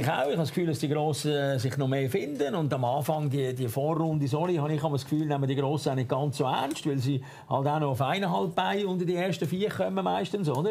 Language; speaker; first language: German; native; German